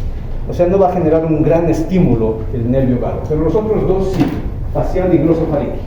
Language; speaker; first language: Spanish; native; Spanish